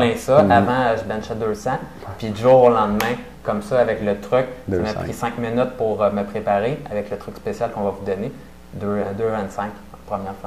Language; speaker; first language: French; native; French